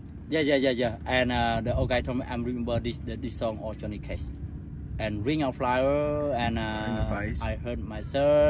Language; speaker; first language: English; non-native, learner; Khmer